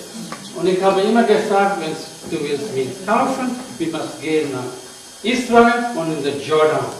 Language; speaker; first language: German; non-native, learner; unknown